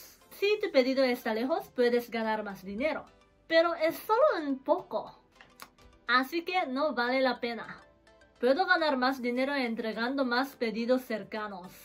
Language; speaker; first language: Spanish; non-native, learner; Japanese